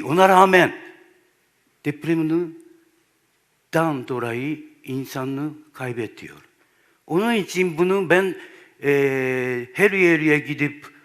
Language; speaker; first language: Turkish; non-native, learner; Japanese